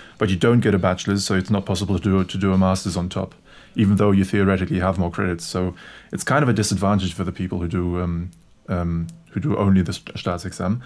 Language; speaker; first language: English; non-native, fluent; German